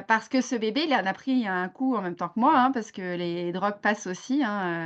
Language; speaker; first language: French; native; French